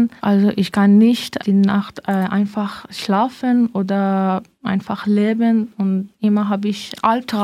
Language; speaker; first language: German; non-native, learner; Persian